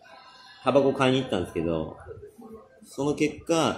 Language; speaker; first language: Japanese; native; Japanese